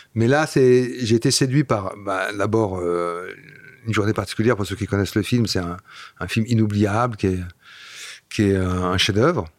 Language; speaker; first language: French; non-native, fluent; Dutch